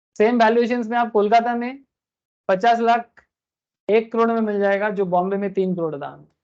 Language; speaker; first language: Hindi; non-native, local second language; Bangla